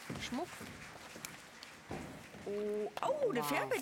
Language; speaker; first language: German; native; German